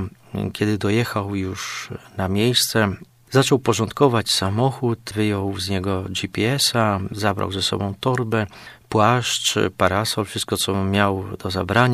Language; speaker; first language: Polish; native; Polish